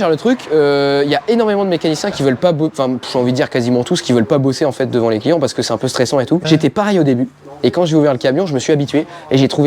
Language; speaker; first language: French; native; French